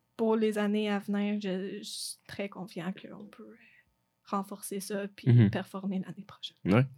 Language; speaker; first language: French; non-native, fluent; English